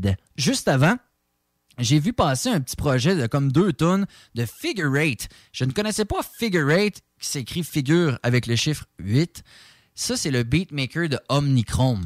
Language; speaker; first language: French; native; French